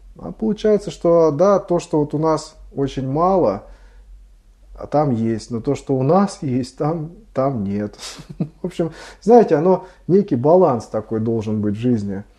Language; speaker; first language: Russian; native; Russian